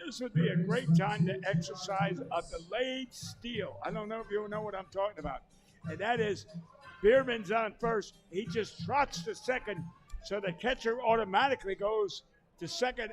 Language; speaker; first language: English; native; English